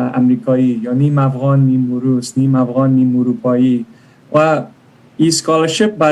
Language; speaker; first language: Persian; early bilingual, other home language; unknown